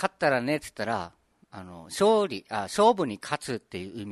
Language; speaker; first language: Japanese; native; Japanese